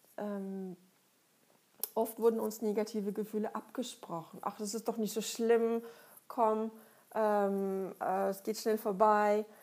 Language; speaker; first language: German; non-native, fluent; Russian